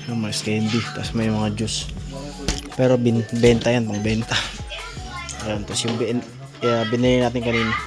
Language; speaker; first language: Filipino; non-native, local second language; Cebuano